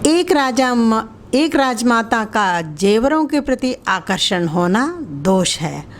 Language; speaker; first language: Hindi; non-native, local second language; Telugu